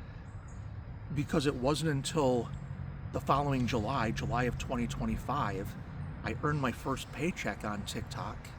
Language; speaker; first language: English; native; English